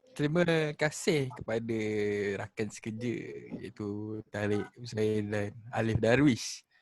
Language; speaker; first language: Malay; native; Malay